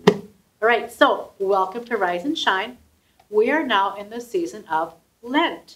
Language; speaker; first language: English; native; English